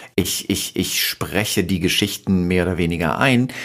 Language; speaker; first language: German; native; German